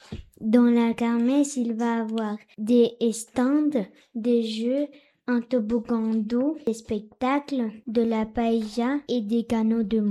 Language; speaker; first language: French; non-native, learner; Spanish